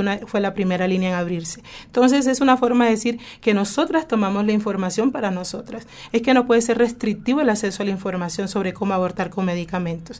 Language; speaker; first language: Spanish; native; Spanish